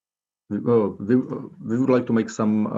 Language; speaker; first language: English; non-native, fluent; Czech